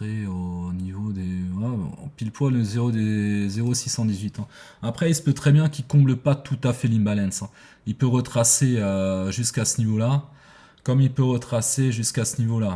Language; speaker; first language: French; native; French